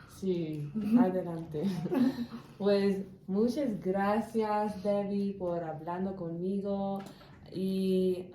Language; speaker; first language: Spanish; non-native, learner; English